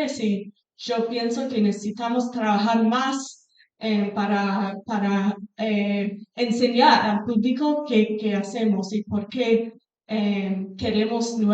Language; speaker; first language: Spanish; non-native, fluent; English